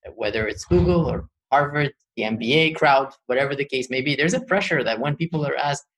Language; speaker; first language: English; early bilingual, other home language; Arabic